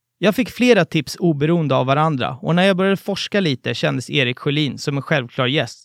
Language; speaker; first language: Swedish; native; Swedish